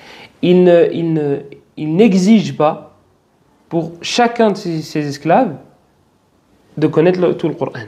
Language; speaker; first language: French; native; French